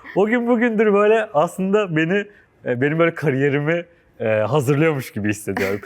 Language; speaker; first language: Turkish; native; Turkish